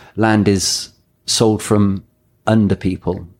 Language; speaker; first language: English; native; English